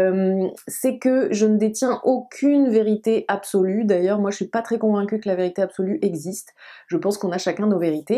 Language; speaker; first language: French; native; French